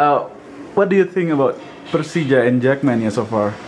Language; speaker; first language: English; non-native, fluent; Indonesian